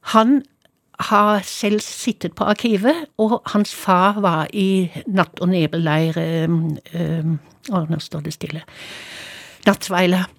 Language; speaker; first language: Norwegian; non-native, fluent; German